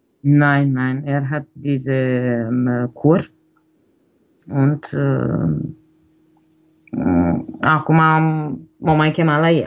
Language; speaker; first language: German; non-native, learner; Romanian